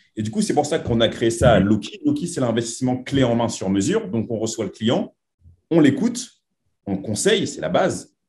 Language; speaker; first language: French; native; French